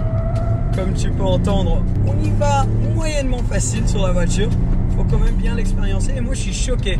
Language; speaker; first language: French; native; French